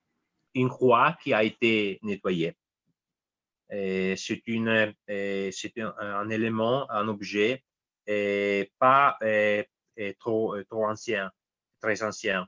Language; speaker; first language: French; non-native, fluent; Italian